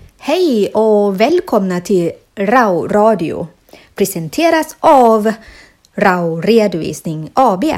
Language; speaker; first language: Swedish; non-native, fluent; Thai